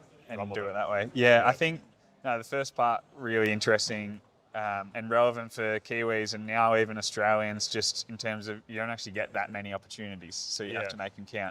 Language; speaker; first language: English; native; English